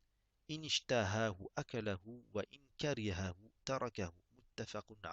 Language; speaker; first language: Arabic; non-native, fluent; French